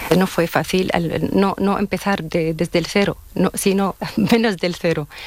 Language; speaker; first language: Spanish; non-native, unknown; Arabic